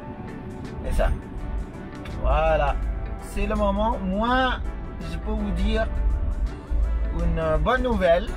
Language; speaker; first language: French; non-native, fluent; Indonesian